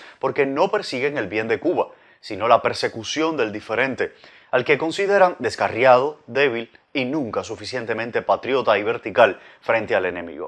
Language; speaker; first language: Spanish; native; Spanish